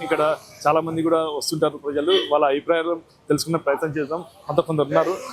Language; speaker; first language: Telugu; native; Telugu